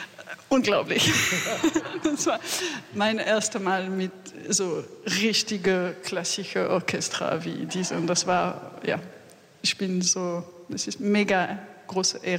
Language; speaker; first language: German; non-native, learner; French